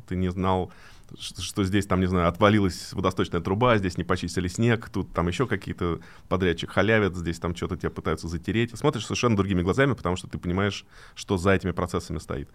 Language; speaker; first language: Russian; native; Russian